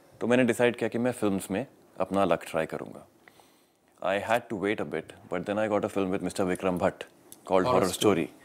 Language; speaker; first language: Hindi; native; Hindi